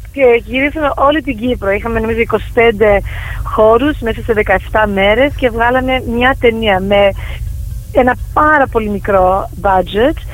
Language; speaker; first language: Greek; early bilingual, heritage; Greek